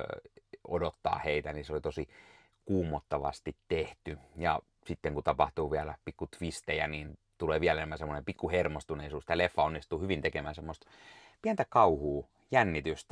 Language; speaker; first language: Finnish; native; Finnish